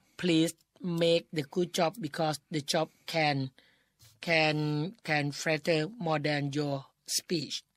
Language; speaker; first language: English; non-native, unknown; Thai